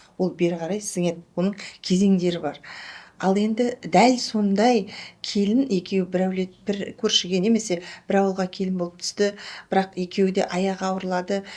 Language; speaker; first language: Kazakh; native; Kazakh